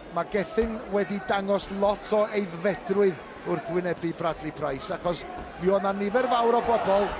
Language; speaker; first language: Welsh; native; Welsh